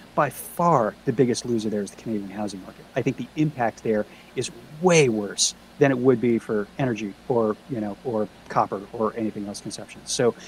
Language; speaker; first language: English; native; English